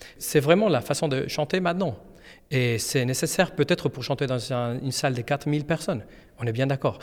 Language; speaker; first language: French; non-native, fluent; Spanish